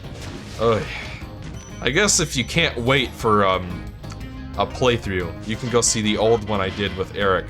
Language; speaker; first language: English; native; English